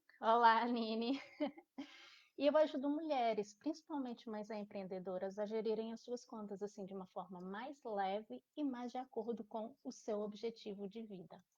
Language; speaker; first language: Portuguese; native; Portuguese